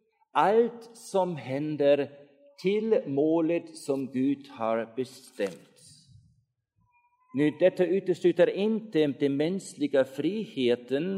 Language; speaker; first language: Swedish; non-native, fluent; German